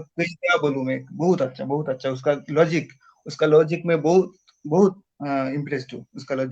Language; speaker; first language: Hindi; non-native, local second language; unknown